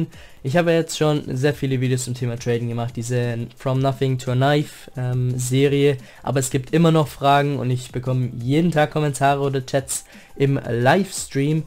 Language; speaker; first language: German; native; German